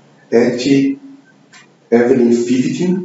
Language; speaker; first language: English; non-native, learner; Portuguese